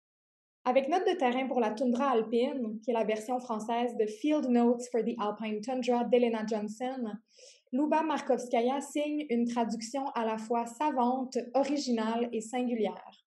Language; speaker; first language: French; native; French